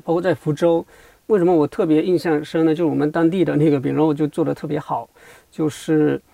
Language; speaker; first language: Chinese; native; Chinese